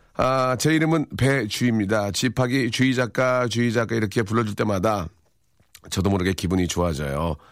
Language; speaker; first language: Korean; native; Korean